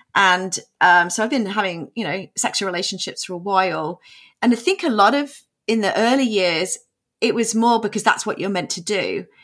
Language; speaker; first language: English; native; English